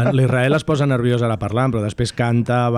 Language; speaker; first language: Catalan; native; Catalan